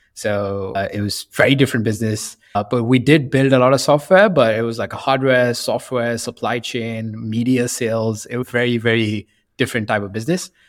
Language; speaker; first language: English; non-native, local second language; Tamil